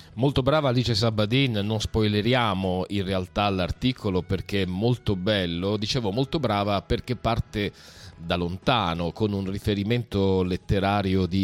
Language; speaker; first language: Italian; native; Italian